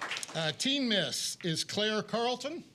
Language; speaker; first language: English; native; English